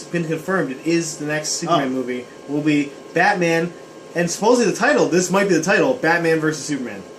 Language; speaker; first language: English; native; English